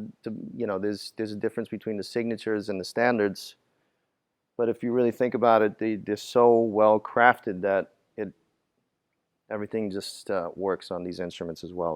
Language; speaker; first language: English; native; English